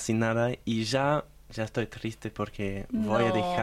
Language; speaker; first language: Spanish; non-native, learner; German